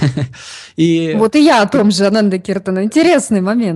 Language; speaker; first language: Russian; native; Russian